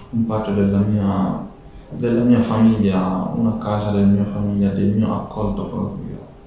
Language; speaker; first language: Italian; non-native, fluent; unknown